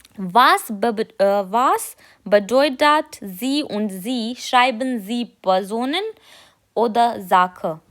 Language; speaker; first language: German; non-native, fluent; Hindi